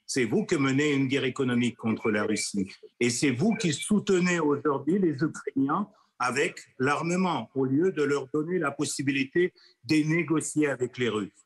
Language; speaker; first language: French; non-native, fluent; Russian